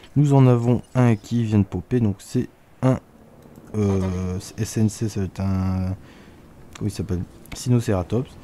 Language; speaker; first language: French; native; French